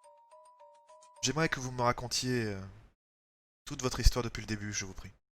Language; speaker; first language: French; native; French